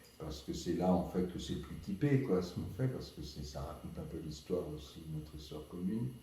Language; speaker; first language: French; native; French